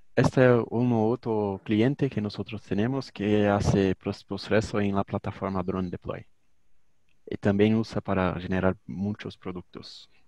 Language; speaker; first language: Spanish; non-native, learner; Portuguese